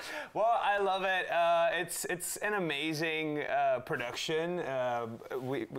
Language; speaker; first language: English; early bilingual, other home language; Portuguese